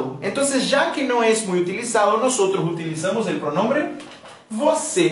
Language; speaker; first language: Spanish; non-native, fluent; Portuguese